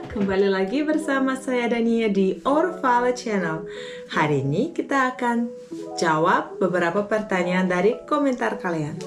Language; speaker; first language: Indonesian; non-native, fluent; Russian